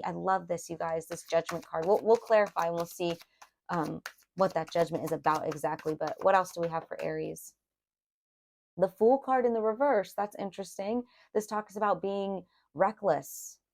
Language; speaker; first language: English; native; English